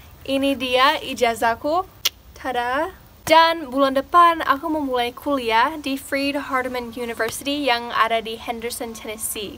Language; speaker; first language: Indonesian; non-native, fluent; English